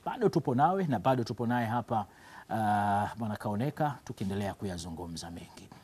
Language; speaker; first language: Swahili; native; Swahili